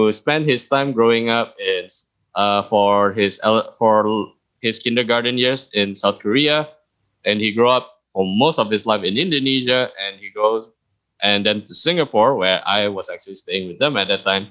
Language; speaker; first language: English; early bilingual, other home language; Indonesian